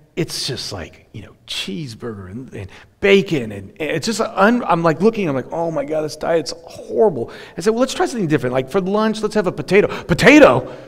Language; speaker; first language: English; native; English